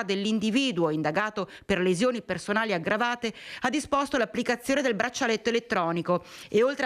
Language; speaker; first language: Italian; native; Italian